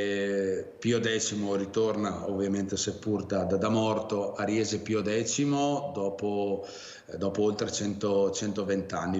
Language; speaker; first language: Italian; native; Italian